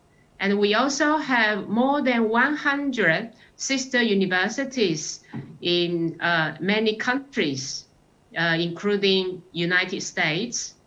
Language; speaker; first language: English; non-native, fluent; Chinese